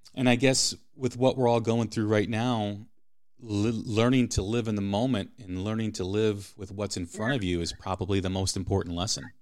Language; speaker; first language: English; native; English